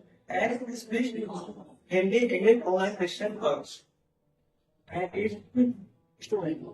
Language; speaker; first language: German; non-native, learner; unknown